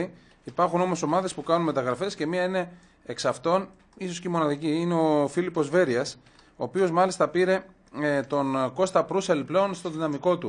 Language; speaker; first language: Greek; native; Greek